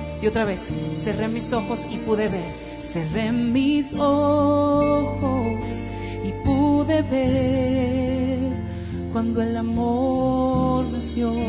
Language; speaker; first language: Spanish; native; Spanish